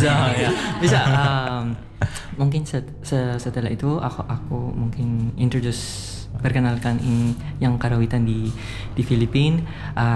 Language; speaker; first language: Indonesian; non-native, learner; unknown